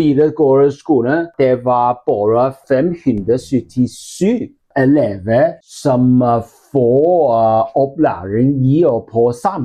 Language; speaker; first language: Norwegian; non-native, learner; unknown